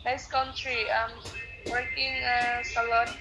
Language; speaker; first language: English; non-native, learner; Cebuano